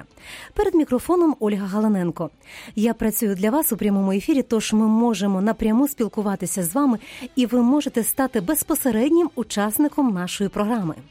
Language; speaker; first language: Ukrainian; native; Ukrainian